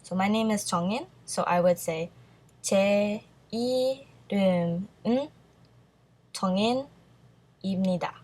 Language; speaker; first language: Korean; early bilingual, heritage; Korean